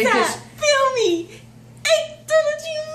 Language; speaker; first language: Portuguese; non-native, fluent; English